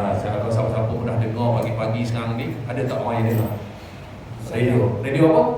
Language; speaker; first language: Malay; native; Malay